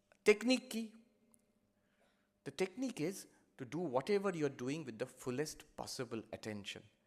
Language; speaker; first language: English; non-native, local second language; Bangla